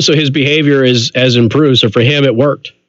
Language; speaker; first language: English; native; English